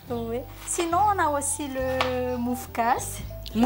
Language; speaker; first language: French; non-native, learner; Malagasy